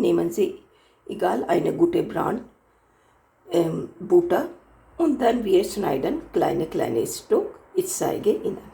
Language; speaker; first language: German; non-native, learner; Hindi